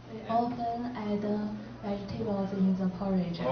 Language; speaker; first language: English; non-native, learner; Chinese